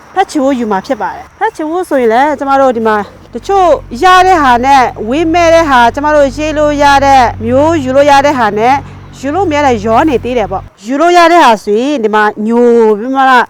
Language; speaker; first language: Burmese; non-native, local second language; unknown